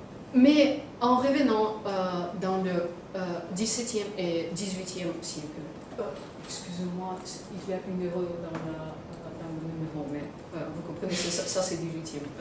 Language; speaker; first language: French; non-native, fluent; Russian